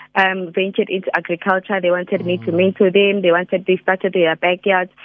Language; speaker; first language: English; non-native, local second language; Northern Sotho